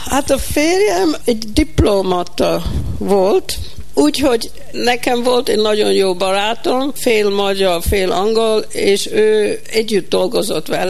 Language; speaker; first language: Hungarian; early bilingual, heritage; Hungarian